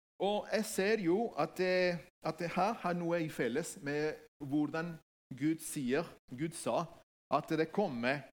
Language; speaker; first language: Norwegian; non-native, fluent; Spanish